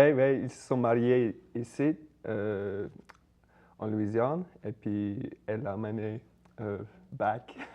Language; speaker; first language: French; non-native, fluent; English